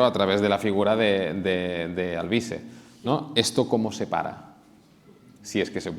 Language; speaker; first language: Spanish; non-native, local second language; Catalan